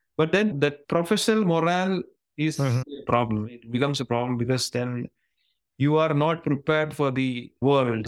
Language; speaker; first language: English; non-native, local second language; Malayalam